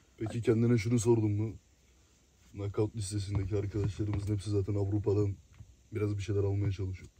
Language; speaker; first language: Turkish; early bilingual, heritage; Turkish